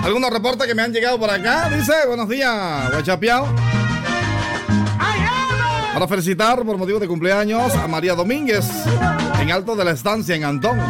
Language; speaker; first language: Spanish; native; Spanish